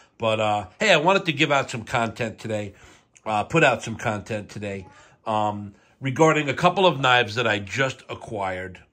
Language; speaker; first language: English; native; English